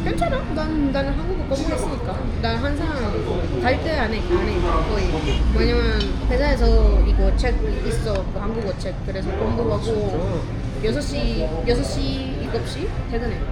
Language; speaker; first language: Korean; non-native, fluent; Spanish